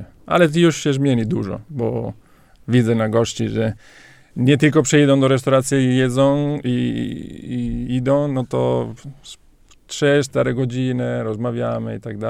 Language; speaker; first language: Polish; non-native, learner; Italian